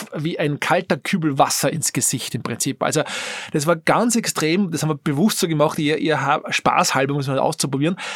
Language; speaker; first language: German; native; German